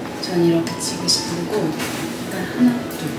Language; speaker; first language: Korean; native; Korean